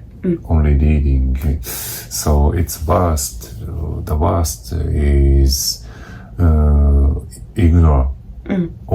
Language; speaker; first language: English; non-native, learner; Japanese